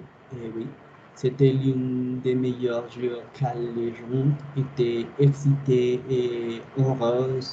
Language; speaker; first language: French; non-native, learner; Spanish